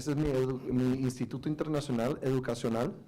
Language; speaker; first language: Spanish; native; Spanish